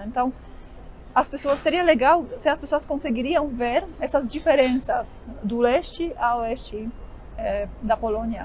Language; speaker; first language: Portuguese; non-native, fluent; Polish